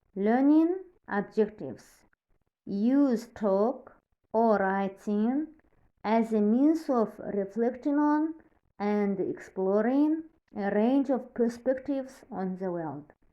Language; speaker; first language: English; non-native, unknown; Kazakh